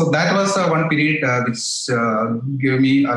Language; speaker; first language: English; non-native, local second language; Malayalam